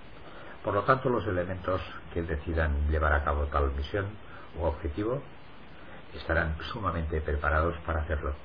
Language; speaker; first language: Spanish; native; Spanish